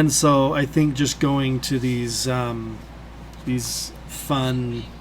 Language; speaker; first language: English; native; English